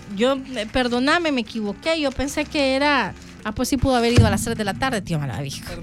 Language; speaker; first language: Spanish; native; Spanish